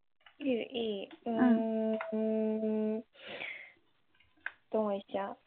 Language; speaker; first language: Chinese; non-native, learner; Korean